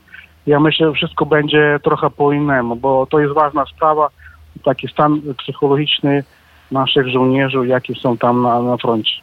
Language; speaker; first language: Polish; non-native, learner; Ukrainian